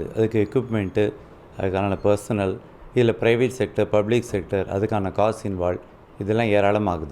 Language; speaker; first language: Tamil; native; Tamil